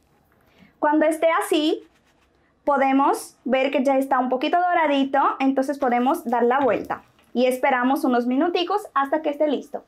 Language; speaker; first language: Spanish; non-native, fluent; Portuguese